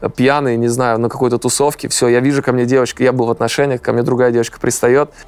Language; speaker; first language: Russian; native; Russian